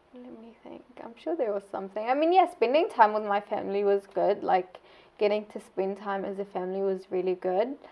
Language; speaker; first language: English; non-native, fluent; Arabic